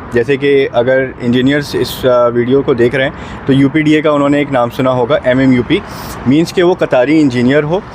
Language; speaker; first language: Urdu; native; Urdu